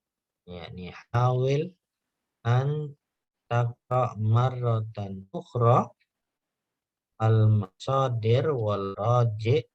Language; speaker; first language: Arabic; non-native, fluent; Indonesian